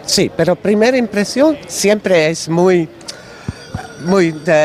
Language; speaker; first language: Spanish; non-native, learner; Dutch